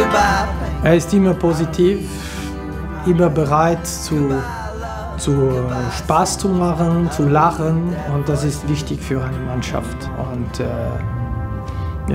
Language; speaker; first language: German; non-native, fluent; French